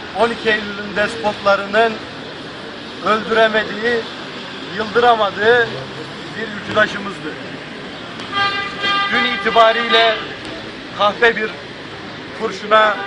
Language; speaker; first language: Turkish; native; Turkish